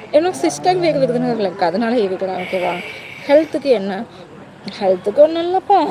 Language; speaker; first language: Tamil; non-native, local second language; Telugu